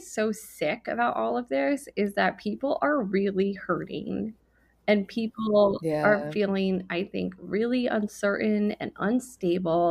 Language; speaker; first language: English; native; English